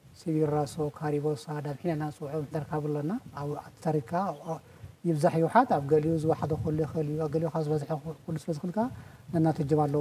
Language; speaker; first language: Tigrinya; non-native, local second language; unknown